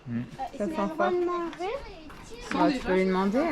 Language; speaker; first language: French; native; French